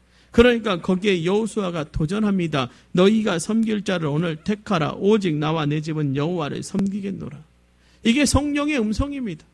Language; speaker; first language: Korean; native; Korean